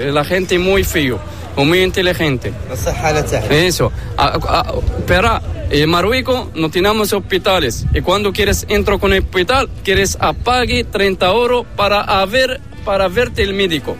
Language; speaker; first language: Spanish; non-native, learner; Arabic